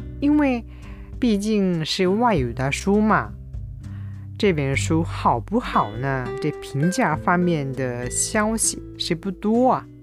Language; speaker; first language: Chinese; non-native, fluent; Japanese